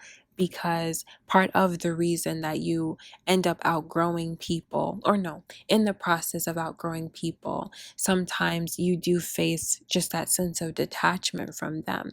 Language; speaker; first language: English; early bilingual, other home language; Spanish